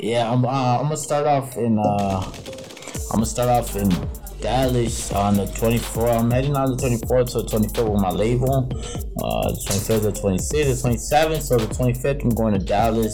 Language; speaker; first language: English; early bilingual, other home language; Spanish